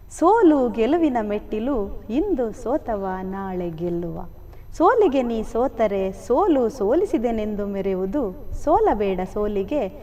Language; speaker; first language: Kannada; non-native, local second language; Tulu